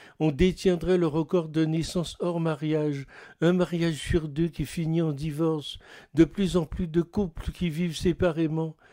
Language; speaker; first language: French; native; French